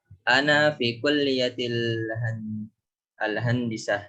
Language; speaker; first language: Arabic; non-native, fluent; Indonesian